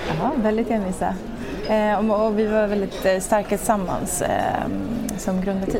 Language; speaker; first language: Swedish; native; Swedish